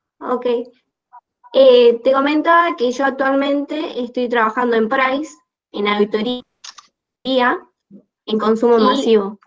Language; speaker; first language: Spanish; native; Spanish